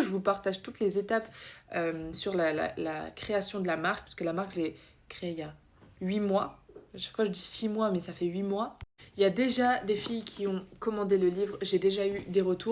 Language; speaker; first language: French; native; French